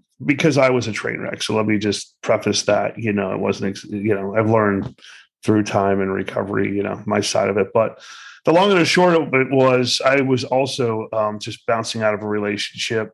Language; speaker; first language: English; native; English